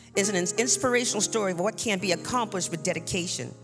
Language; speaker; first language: English; native; English